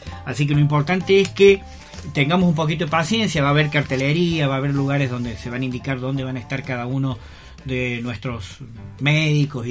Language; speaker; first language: Spanish; native; Spanish